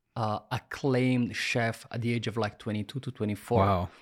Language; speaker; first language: English; non-native, fluent; Italian